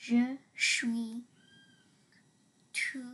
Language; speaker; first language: French; non-native, learner; English